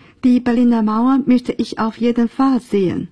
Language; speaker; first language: German; non-native, fluent; Chinese